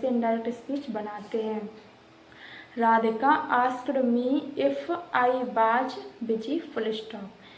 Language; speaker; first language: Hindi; native; Hindi